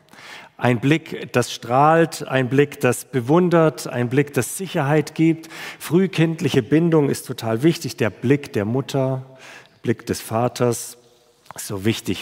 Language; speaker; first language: German; native; German